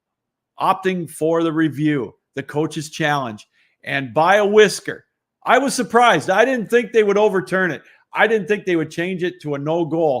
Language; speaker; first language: English; native; English